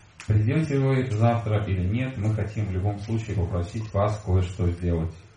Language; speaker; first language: Russian; native; Russian